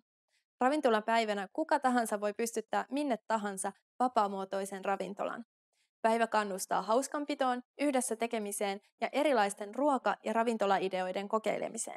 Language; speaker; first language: Finnish; native; Finnish